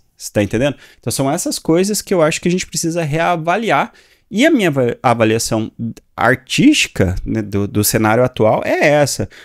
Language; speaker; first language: Portuguese; native; Portuguese